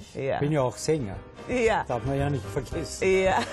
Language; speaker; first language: German; native; German